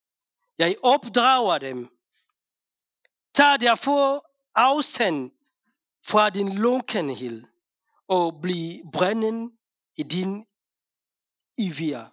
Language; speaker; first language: Danish; non-native, fluent; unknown